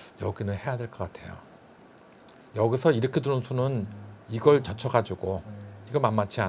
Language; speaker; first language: Korean; native; Korean